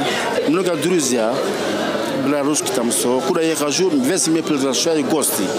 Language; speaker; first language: Russian; non-native, local second language; French